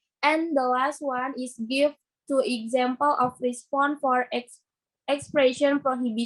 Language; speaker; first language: English; non-native, learner; Indonesian